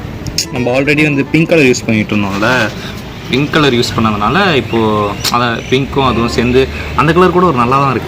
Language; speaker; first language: Tamil; native; Tamil